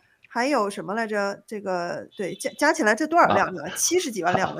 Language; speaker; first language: Chinese; native; Chinese